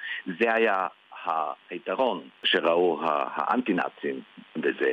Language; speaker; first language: Hebrew; early bilingual, heritage; Hebrew